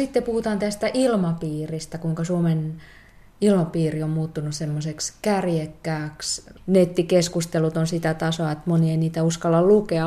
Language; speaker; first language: Finnish; native; Finnish